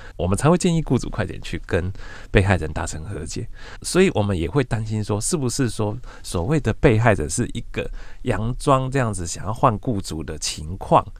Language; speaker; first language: Chinese; native; Chinese